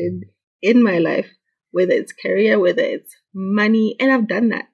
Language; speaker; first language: English; non-native, local second language; Shona